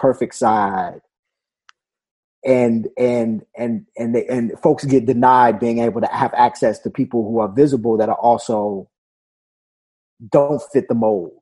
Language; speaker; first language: English; native; English